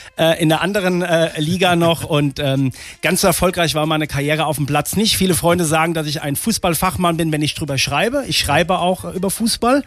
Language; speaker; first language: German; native; German